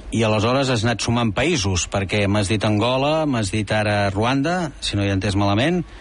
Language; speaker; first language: Catalan; native; Catalan